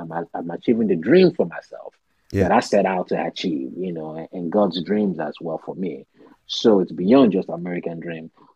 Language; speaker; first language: English; non-native, local second language; Yoruba